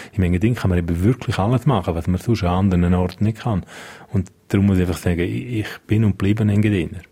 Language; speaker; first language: German; non-native, local second language; Romansh